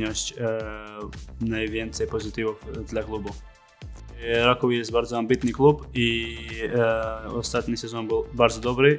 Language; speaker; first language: Polish; non-native, fluent; Georgian